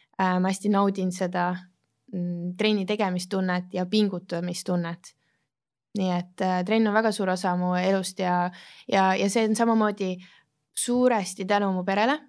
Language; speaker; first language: Estonian; native; Estonian